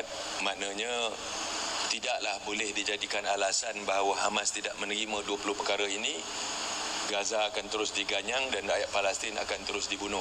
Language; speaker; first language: Malay; native; Malay